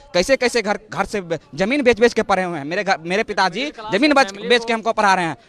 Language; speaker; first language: Hindi; native; Hindi